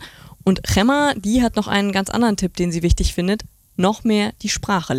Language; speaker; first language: German; native; German